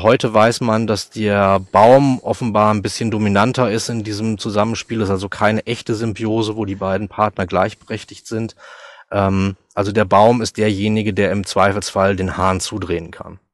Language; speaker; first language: German; native; German